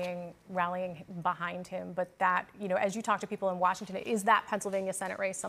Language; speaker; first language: English; native; English